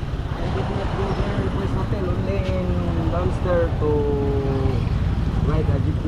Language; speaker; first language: English; non-native, local second language; Cebuano